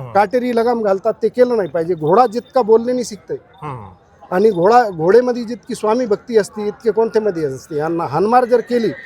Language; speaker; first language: Marathi; non-native, local second language; Hindi